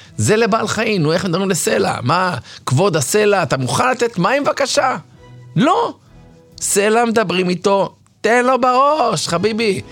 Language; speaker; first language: Hebrew; native; Hebrew